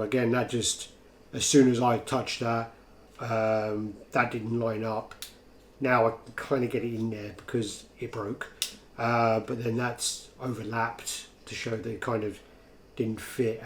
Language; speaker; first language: English; native; English